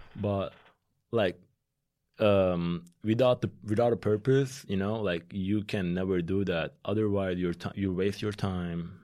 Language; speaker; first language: English; non-native, fluent; Turkish